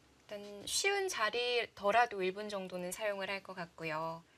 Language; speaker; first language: Korean; native; Korean